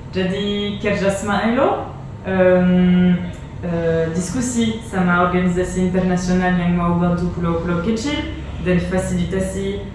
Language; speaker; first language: Indonesian; non-native, learner; French